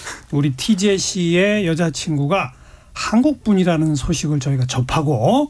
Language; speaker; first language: Korean; native; Korean